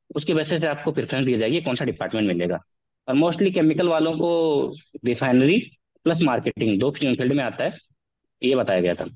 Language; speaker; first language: Hindi; native; Hindi